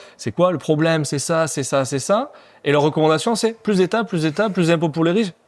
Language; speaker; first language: French; native; French